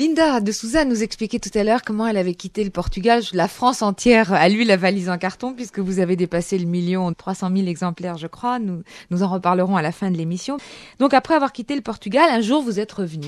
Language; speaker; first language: French; native; French